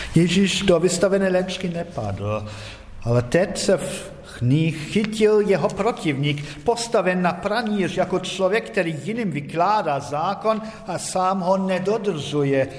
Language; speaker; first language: Czech; non-native, fluent; German